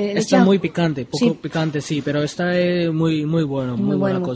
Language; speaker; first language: Spanish; non-native, learner; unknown